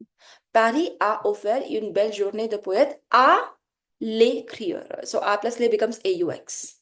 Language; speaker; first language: French; non-native, fluent; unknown